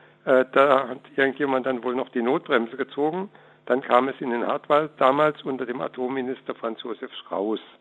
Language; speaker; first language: German; native; German